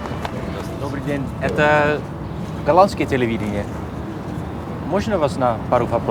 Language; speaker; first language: Russian; non-native, learner; Dutch